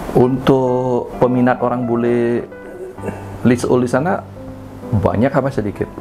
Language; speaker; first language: Indonesian; native; Indonesian